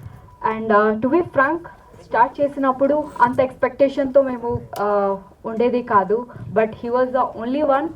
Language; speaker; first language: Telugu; non-native, local second language; Odia